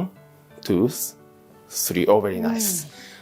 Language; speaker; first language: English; non-native, learner; Japanese